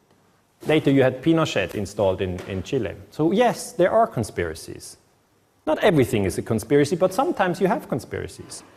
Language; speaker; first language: English; non-native, fluent; German